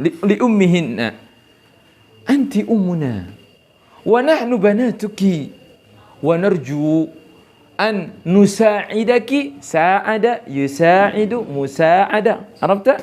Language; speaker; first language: Arabic; non-native, fluent; Indonesian